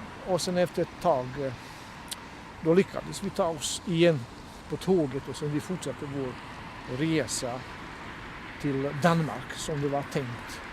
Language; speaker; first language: Swedish; non-native, fluent; Bosnian